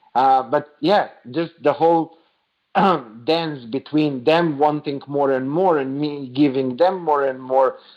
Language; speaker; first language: English; non-native, fluent; Slovenian